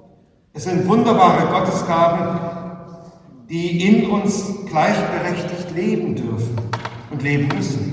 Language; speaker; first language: German; native; German